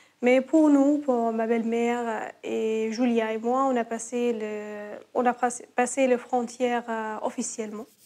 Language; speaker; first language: French; non-native, learner; Arabic